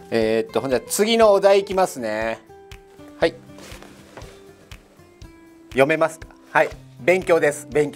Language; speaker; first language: Japanese; native; Japanese